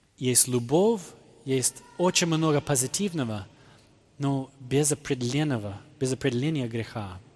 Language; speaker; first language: Russian; non-native, fluent; English